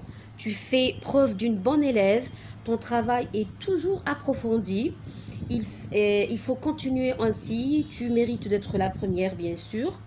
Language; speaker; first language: French; non-native, fluent; Arabic